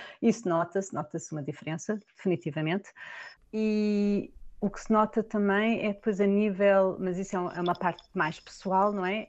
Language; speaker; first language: Portuguese; native; Portuguese